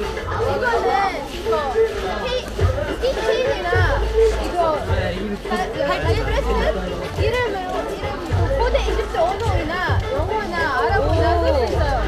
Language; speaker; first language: Korean; non-native, fluent; Arabic